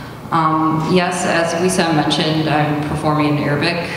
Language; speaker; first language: English; early bilingual, other home language; Arabic